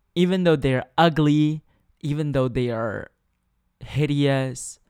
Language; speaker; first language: English; non-native, fluent; Chinese